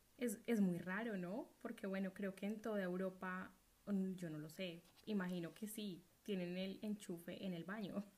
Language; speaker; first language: Spanish; native; Spanish